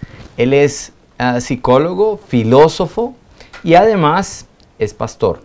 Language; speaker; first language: Spanish; native; Spanish